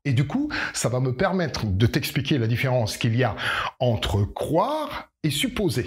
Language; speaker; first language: French; native; French